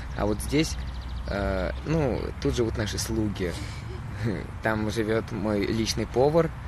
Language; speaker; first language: Russian; native; Russian